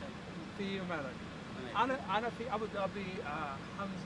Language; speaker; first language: Arabic; non-native, learner; English